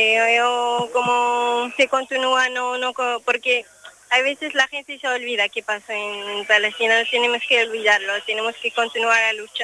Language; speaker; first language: Spanish; non-native, learner; Arabic